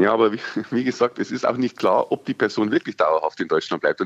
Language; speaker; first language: German; native; German